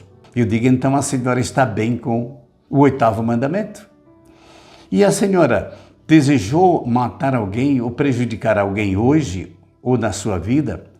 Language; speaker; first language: Portuguese; native; Portuguese